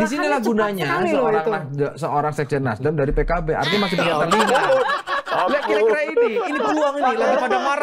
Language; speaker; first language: Indonesian; native; Indonesian